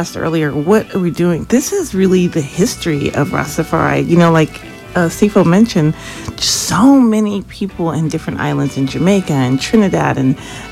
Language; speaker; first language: English; early bilingual, other home language; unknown